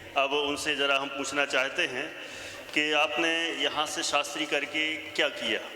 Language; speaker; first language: Hindi; native; Hindi